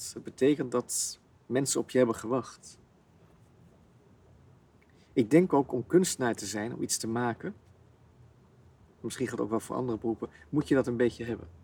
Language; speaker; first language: Dutch; native; Dutch